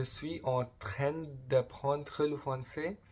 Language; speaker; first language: French; non-native, learner; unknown